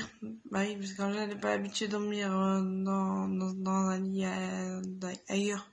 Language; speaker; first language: French; native; French